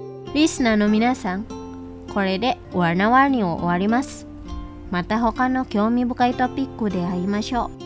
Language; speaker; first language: Japanese; non-native, fluent; Indonesian